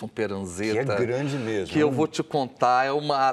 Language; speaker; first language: Portuguese; native; Portuguese